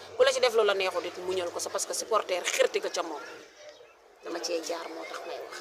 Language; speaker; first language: Wolof; native; Wolof